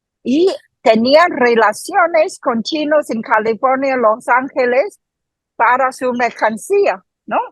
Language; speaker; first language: Spanish; non-native, fluent; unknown